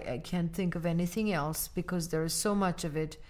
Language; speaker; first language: English; non-native, fluent; Armenian